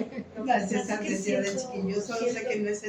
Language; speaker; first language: Spanish; native; Spanish